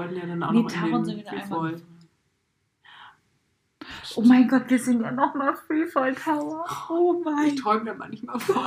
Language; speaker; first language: German; native; German